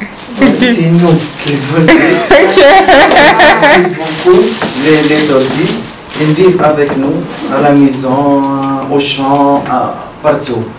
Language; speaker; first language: French; non-native, learner; Arabic